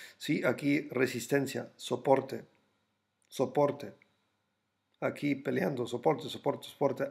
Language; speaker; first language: Spanish; non-native, fluent; German